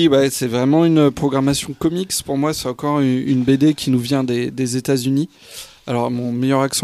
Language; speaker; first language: French; native; French